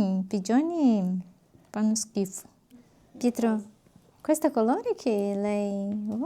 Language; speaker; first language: Italian; non-native, learner; Portuguese